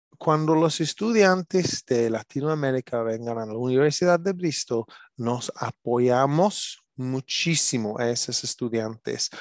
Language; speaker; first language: Spanish; non-native, learner; English